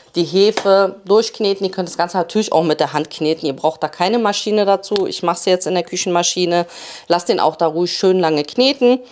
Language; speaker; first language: German; early bilingual, other home language; Polish